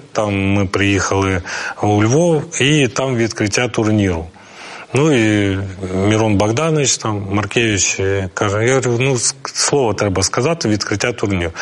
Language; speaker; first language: Ukrainian; non-native, local second language; Russian